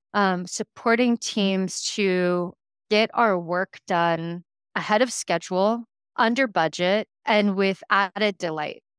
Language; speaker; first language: English; native; English